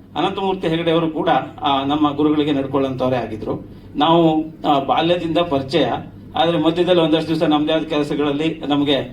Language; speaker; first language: Kannada; native; Kannada